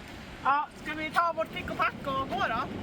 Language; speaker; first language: Swedish; native; Swedish